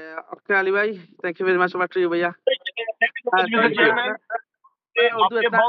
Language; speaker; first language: Hindi; non-native, learner; Bangla